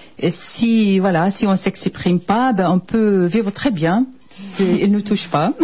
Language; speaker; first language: French; non-native, fluent; Arabic